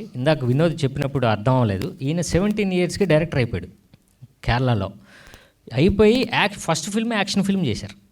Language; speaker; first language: Telugu; native; Telugu